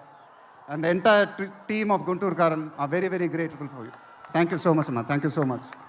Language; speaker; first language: Telugu; native; Telugu